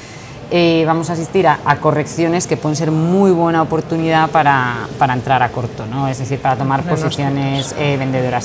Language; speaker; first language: Spanish; native; Spanish